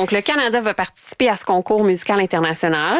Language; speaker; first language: French; native; French